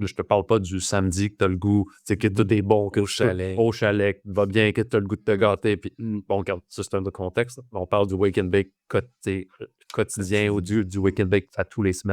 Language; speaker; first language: French; native; French